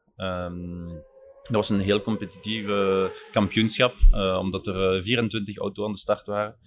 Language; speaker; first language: Dutch; non-native, fluent; Luxembourgish